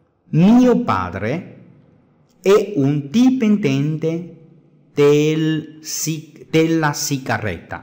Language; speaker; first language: Italian; non-native, fluent; Chinese